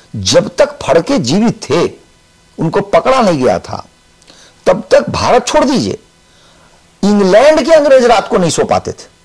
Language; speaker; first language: Hindi; native; Hindi